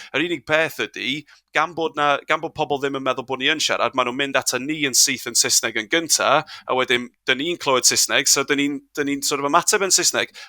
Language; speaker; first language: Welsh; non-native, local second language; English